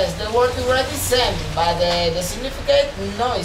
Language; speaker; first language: English; non-native, learner; Spanish